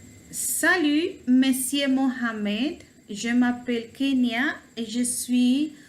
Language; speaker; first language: French; non-native, learner; Spanish